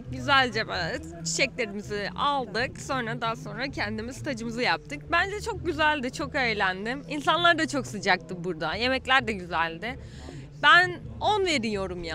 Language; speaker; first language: Turkish; native; Turkish